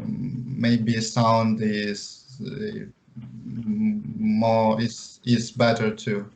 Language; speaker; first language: English; non-native, learner; Ukrainian